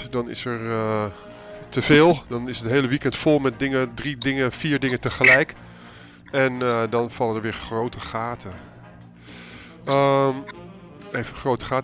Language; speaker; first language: Dutch; native; Dutch